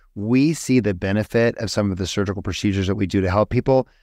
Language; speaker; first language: English; native; English